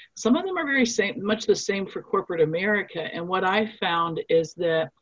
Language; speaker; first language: English; non-native, fluent; German